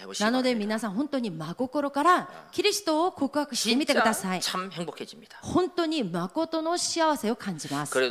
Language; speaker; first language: Japanese; non-native, fluent; Korean